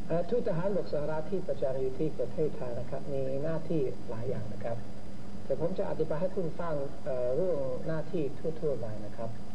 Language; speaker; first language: Thai; non-native, fluent; English